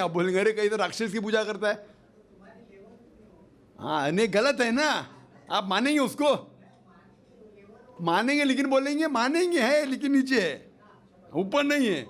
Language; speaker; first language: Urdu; non-native, fluent; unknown